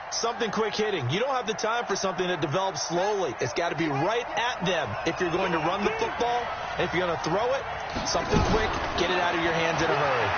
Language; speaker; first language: English; native; English